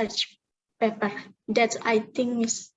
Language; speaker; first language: English; non-native, learner; Indonesian